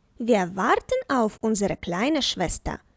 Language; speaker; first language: German; non-native, fluent; Ukrainian